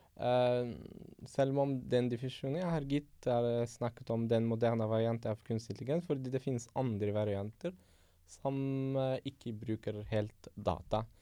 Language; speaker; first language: Norwegian; non-native, fluent; Arabic